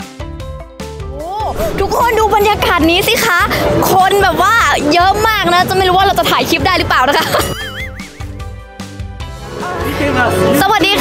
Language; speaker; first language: Thai; native; Thai